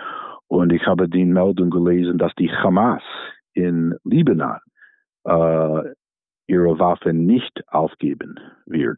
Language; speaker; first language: German; non-native, fluent; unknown